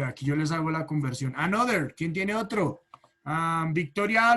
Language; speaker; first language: Spanish; native; Spanish